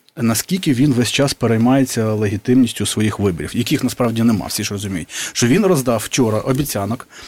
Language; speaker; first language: Ukrainian; native; Ukrainian